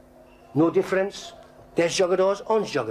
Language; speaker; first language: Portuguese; non-native, learner; English